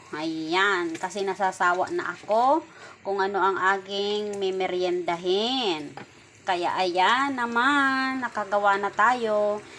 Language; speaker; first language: Filipino; non-native, local second language; Bikol